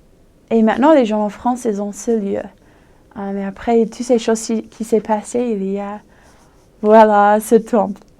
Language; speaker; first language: French; non-native, fluent; English